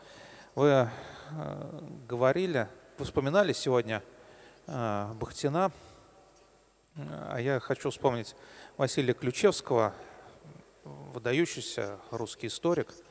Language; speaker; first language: Russian; native; Russian